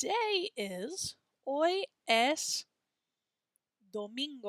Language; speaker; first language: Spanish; non-native, fluent; English